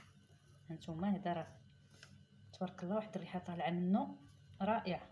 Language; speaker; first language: Arabic; native; Arabic